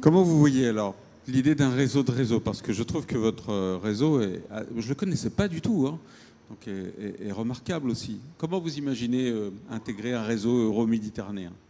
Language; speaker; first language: French; native; French